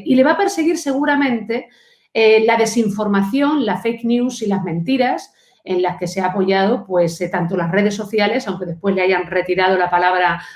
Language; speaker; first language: Spanish; native; Spanish